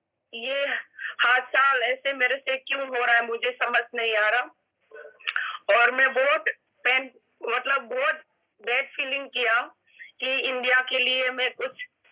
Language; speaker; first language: Hindi; non-native, local second language; Manipuri